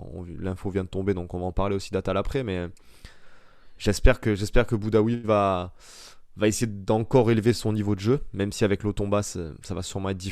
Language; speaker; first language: French; native; French